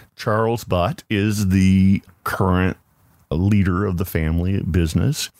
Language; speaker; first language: English; native; English